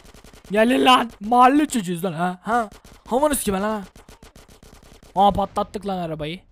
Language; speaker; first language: Turkish; native; Turkish